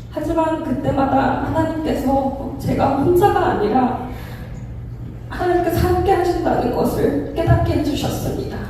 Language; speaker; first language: Korean; early bilingual, heritage; Korean